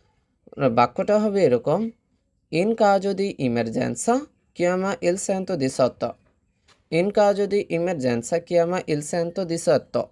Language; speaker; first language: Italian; non-native, fluent; Bangla